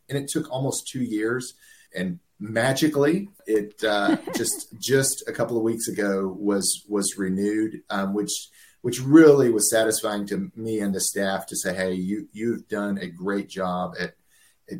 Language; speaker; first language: English; native; English